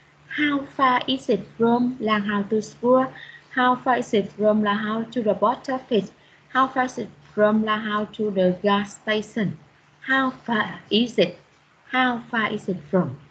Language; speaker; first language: English; non-native, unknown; Vietnamese